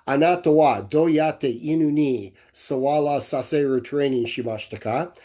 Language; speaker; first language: Japanese; non-native, learner; English